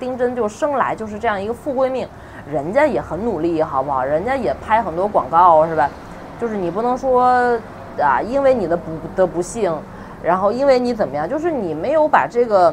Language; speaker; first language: Chinese; native; Chinese